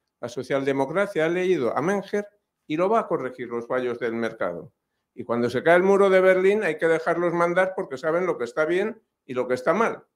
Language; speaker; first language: Spanish; native; Spanish